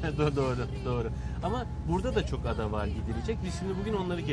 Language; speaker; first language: Turkish; native; Turkish